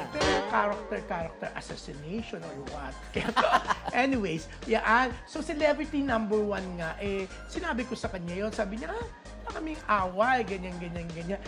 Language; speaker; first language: Filipino; native; Filipino